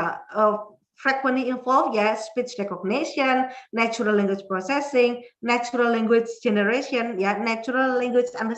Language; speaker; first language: English; non-native, fluent; Indonesian